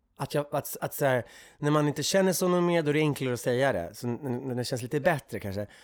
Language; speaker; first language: Swedish; native; Swedish